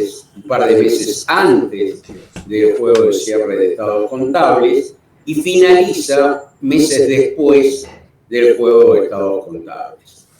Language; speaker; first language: Spanish; native; Spanish